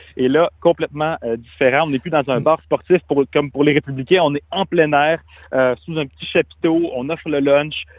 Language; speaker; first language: French; native; French